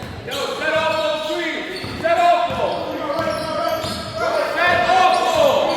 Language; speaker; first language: English; native; English